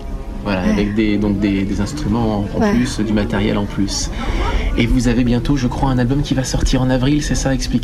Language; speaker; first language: French; native; French